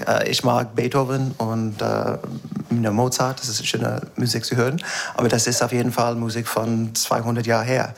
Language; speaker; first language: German; non-native, fluent; English